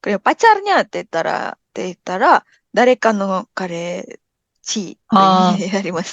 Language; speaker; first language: Japanese; non-native, fluent; Indonesian